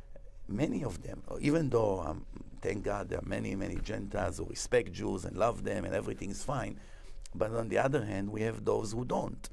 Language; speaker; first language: English; non-native, fluent; Hebrew